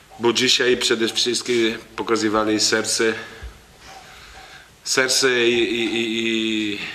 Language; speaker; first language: Polish; non-native, learner; Italian